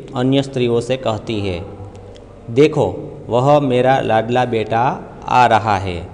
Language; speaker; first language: Hindi; non-native, local second language; Gujarati